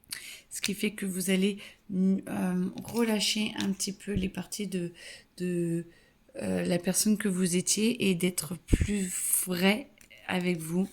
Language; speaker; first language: French; native; French